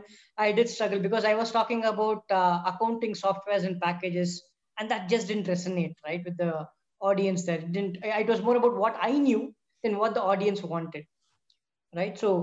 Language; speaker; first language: English; non-native, local second language; Tamil